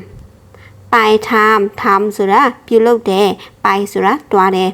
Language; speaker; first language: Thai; non-native, fluent; Burmese